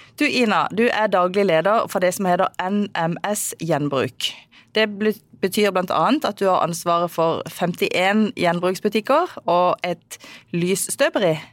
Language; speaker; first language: Norwegian; native; Norwegian